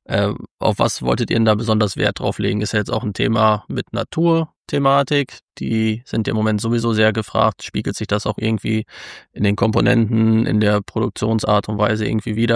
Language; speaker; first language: German; native; German